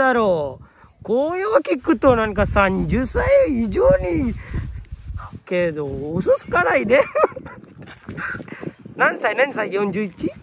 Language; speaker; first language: Japanese; non-native, learner; Tamil